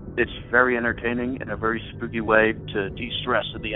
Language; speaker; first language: English; native; English